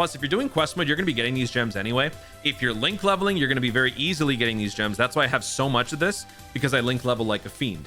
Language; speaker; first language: English; native; English